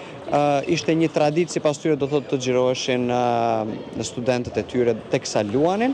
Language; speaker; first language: Albanian; native; Albanian